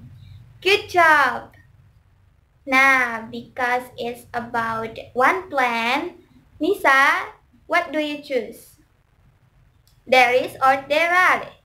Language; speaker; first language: English; non-native, learner; Indonesian